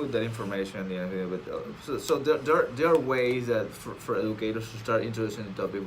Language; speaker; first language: English; non-native, fluent; Spanish